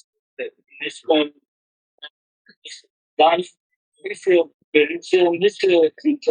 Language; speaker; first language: German; non-native, learner; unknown